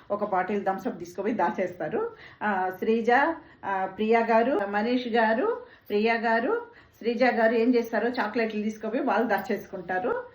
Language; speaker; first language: Telugu; non-native, local second language; Tamil